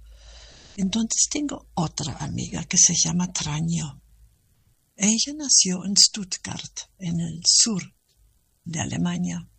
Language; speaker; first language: Spanish; non-native, learner; German